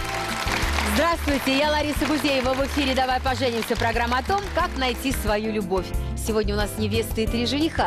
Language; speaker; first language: Russian; native; Russian